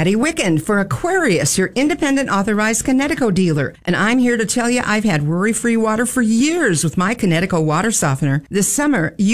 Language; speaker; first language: English; native; English